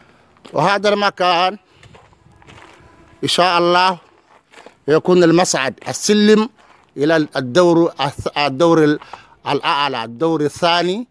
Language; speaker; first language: Arabic; non-native, fluent; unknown